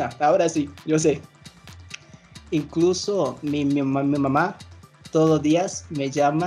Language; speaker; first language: Spanish; non-native, fluent; Chinese